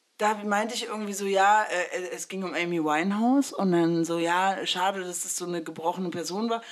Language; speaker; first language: German; early bilingual, other home language; Spanish